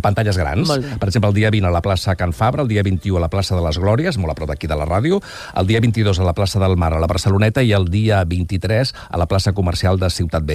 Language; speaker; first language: Catalan; native; Catalan